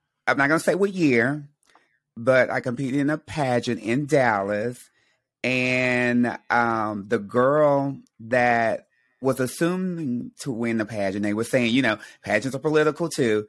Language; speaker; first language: English; native; English